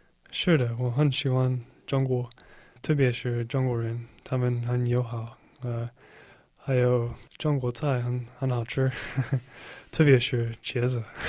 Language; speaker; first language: Chinese; non-native, learner; English